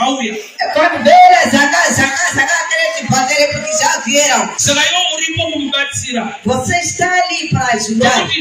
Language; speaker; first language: Portuguese; non-native, local second language; Shona